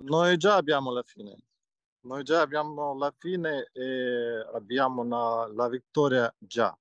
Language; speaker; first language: Italian; non-native, fluent; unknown